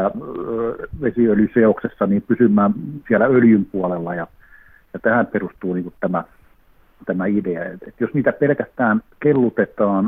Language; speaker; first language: Finnish; native; Finnish